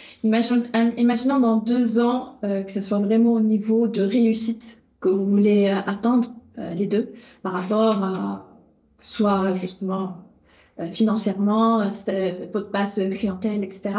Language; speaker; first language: French; native; French